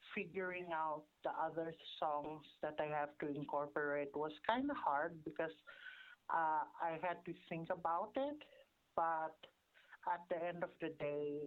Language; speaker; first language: English; non-native, local second language; Filipino